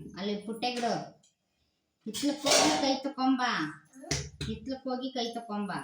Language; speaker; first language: Kannada; native; Kannada